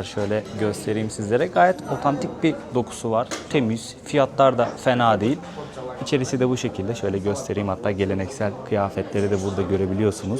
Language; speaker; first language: Turkish; native; Turkish